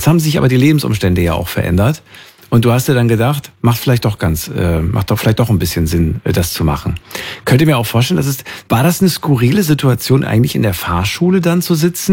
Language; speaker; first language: German; native; German